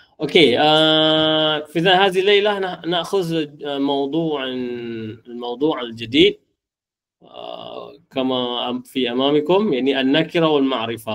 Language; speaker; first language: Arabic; non-native, fluent; Malay